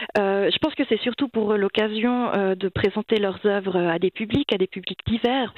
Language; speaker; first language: French; native; French